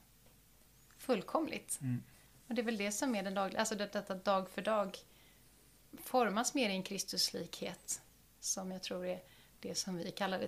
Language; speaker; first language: Swedish; native; Swedish